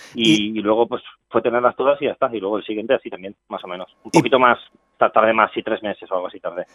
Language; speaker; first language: Spanish; non-native, local second language; Catalan